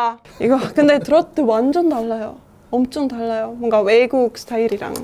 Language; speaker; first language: Korean; non-native, learner; Estonian